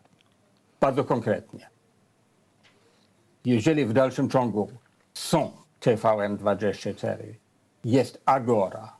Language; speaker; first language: Polish; non-native, fluent; English